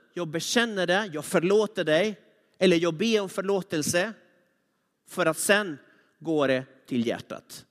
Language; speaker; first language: Swedish; non-native, fluent; Spanish